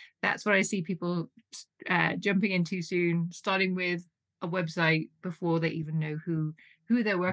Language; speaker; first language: English; native; English